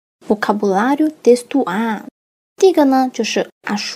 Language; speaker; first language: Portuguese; non-native, fluent; Chinese